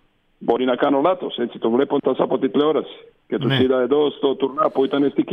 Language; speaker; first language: Greek; non-native, fluent; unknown